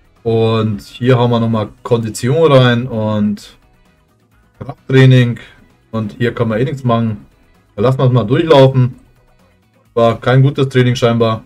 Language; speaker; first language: German; native; German